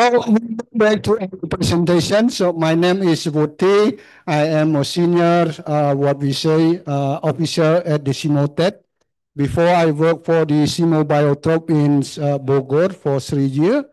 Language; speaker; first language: English; non-native, learner; Khmer